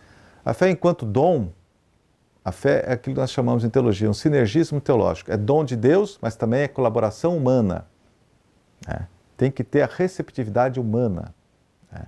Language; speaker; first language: Portuguese; native; Portuguese